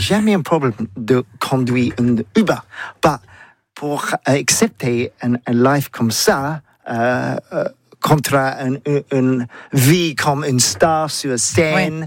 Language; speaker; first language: French; non-native, learner; English